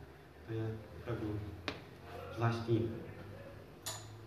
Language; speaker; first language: Czech; non-native, fluent; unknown